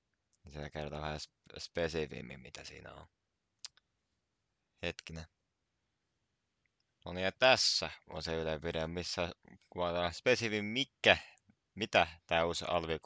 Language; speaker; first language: Finnish; native; Finnish